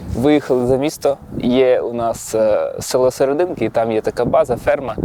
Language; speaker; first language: Ukrainian; native; Ukrainian